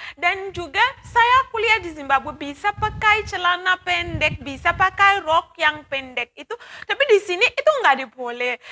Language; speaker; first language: Indonesian; non-native, fluent; Shona